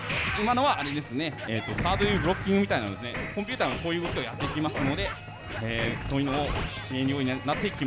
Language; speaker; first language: Japanese; native; Japanese